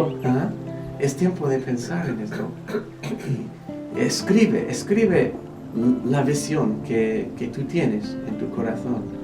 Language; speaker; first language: Spanish; non-native, fluent; English